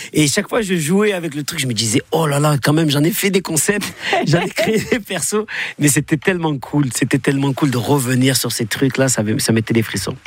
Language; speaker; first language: French; native; French